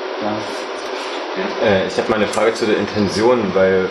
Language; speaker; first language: German; native; German